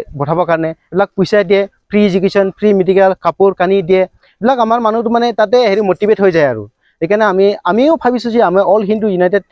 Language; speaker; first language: Assamese; non-native, local second language; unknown